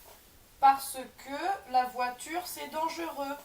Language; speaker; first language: French; non-native, learner; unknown